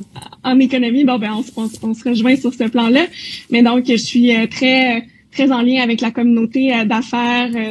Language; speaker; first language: French; native; French